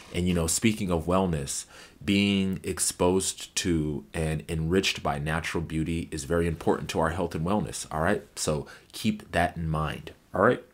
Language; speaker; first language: English; native; English